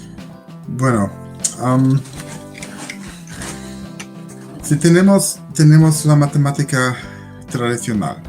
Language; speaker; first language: Spanish; non-native, learner; German